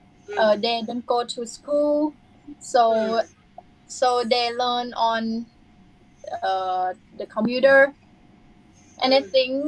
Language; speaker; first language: English; non-native, learner; Thai